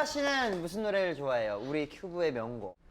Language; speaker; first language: Korean; native; Korean